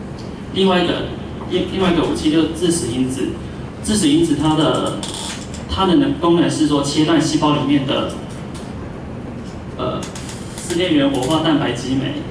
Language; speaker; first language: Chinese; native; Chinese